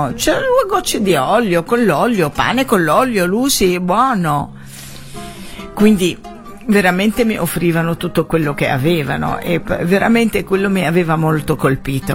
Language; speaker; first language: Italian; non-native, fluent; Arabic